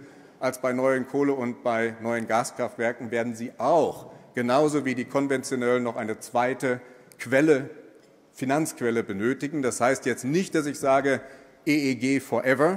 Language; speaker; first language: German; native; German